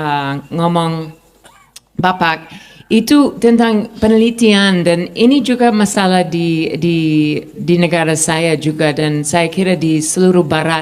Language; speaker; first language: Indonesian; non-native, fluent; English